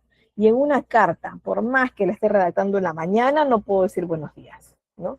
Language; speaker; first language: Spanish; native; Spanish